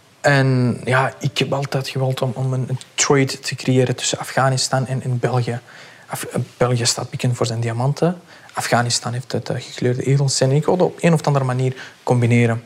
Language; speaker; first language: Dutch; early bilingual, other home language; Pashto